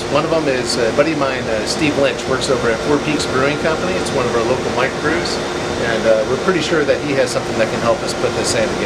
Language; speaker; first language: English; native; English